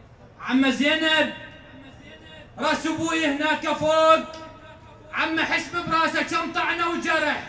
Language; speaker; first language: Arabic; native; Arabic